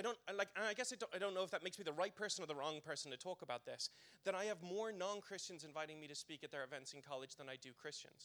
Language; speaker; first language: English; native; English